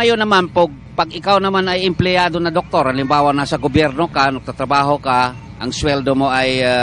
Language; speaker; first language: Filipino; native; Filipino